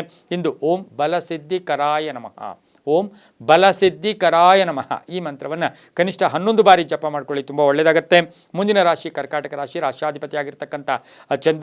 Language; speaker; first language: Kannada; native; Kannada